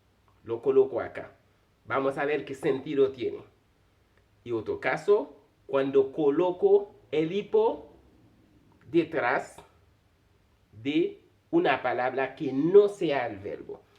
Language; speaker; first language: Spanish; non-native, fluent; Haitian Creole